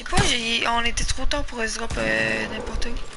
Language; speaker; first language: French; native; French